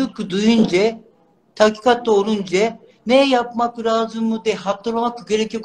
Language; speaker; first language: Turkish; non-native, learner; Japanese